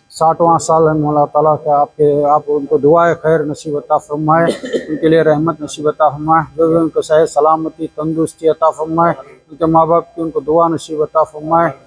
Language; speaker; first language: Urdu; native; Urdu